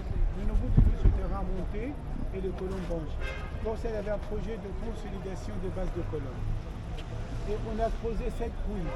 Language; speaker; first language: French; non-native, fluent; Arabic